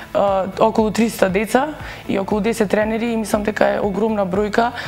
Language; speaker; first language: Macedonian; native; Macedonian